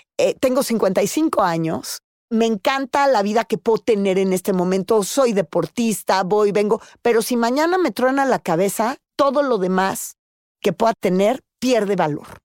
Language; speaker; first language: Spanish; native; Spanish